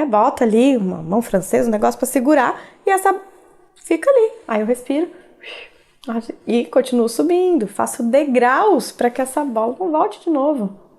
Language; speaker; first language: Portuguese; native; Portuguese